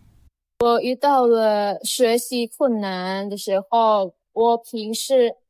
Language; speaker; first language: Chinese; non-native, learner; Indonesian